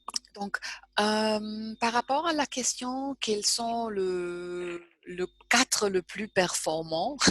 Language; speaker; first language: French; non-native, fluent; German